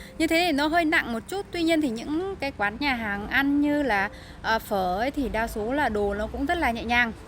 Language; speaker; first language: Vietnamese; native; Vietnamese